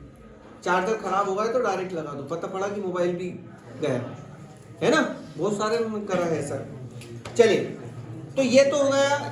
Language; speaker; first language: Hindi; native; Hindi